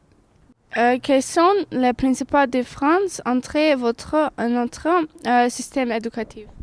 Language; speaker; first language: French; non-native, learner; Bosnian